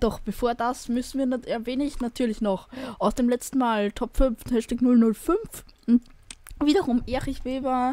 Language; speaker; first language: German; native; German